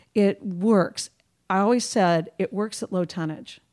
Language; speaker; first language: English; native; English